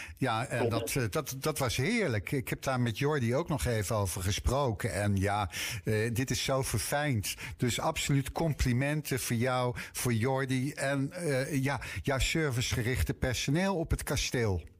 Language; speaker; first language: Dutch; native; Dutch